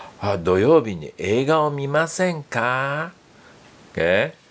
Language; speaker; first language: Japanese; non-native, fluent; English